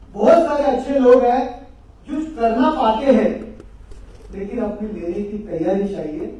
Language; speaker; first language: Hindi; non-native, local second language; Marathi